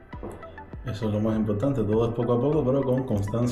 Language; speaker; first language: Spanish; native; Spanish